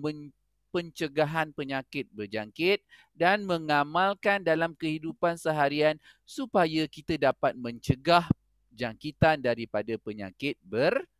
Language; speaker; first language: Malay; native; Malay